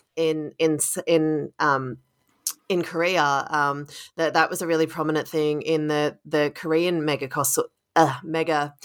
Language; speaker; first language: English; native; English